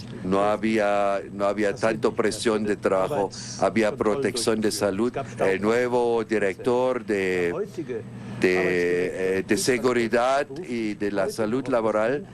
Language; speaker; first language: Spanish; non-native, fluent; German